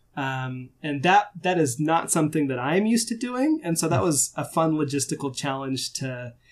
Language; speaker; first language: English; native; English